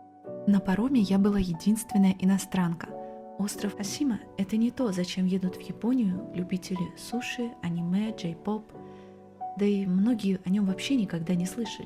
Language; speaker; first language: Russian; native; Russian